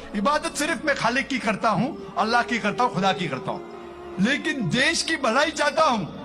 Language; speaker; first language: Urdu; non-native, local second language; Konkani